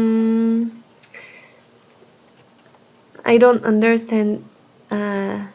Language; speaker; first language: English; non-native, learner; Korean